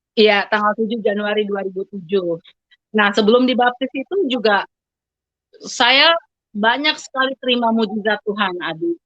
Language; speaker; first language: Indonesian; native; Indonesian